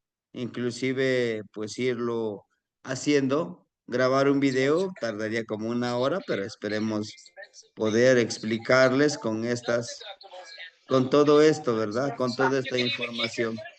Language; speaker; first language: Spanish; native; Spanish